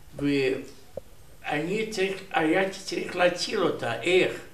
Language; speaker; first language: Hebrew; non-native, learner; Romanian